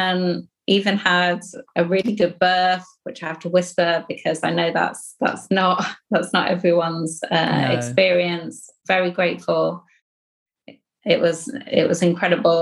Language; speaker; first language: English; native; English